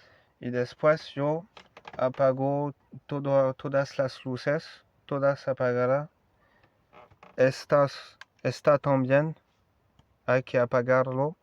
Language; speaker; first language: Spanish; non-native, learner; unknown